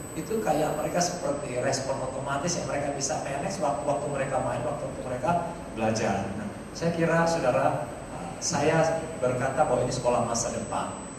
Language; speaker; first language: Indonesian; native; Indonesian